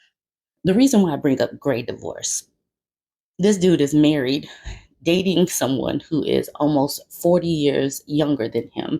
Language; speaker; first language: English; native; English